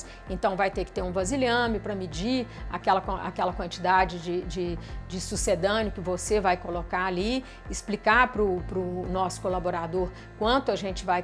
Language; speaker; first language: Portuguese; native; Portuguese